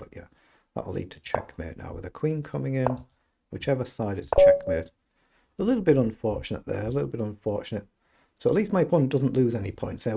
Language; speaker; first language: English; native; English